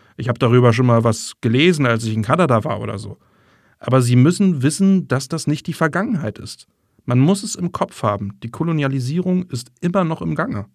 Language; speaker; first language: German; non-native, fluent; English